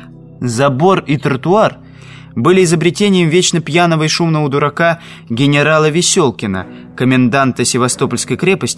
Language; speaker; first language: Russian; native; Russian